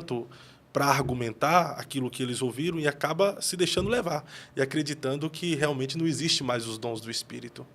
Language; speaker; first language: Portuguese; native; Portuguese